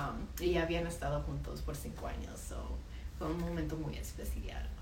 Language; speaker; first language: Spanish; early bilingual, heritage; Spanish